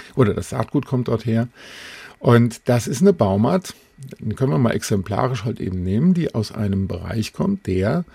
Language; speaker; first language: German; native; German